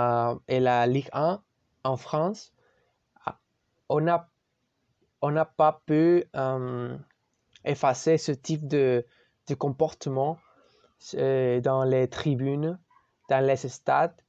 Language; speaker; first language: French; non-native, learner; Spanish